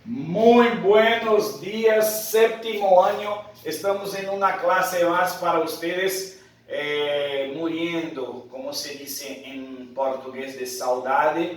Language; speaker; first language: Spanish; non-native, fluent; Portuguese